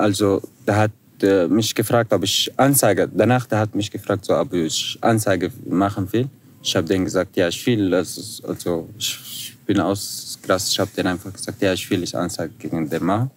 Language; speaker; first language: German; non-native, fluent; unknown